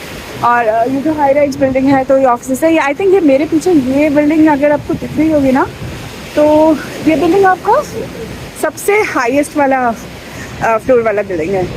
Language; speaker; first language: Hindi; non-native, local second language; Odia